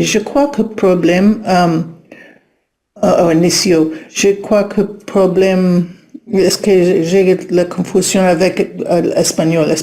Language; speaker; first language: French; non-native, learner; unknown